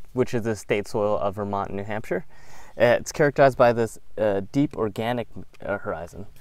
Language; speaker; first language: English; native; English